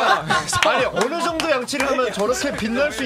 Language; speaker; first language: Korean; native; Korean